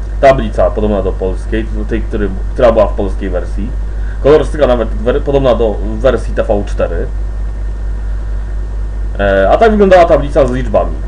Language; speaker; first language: Polish; native; Polish